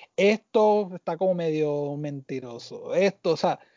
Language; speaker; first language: Spanish; native; Spanish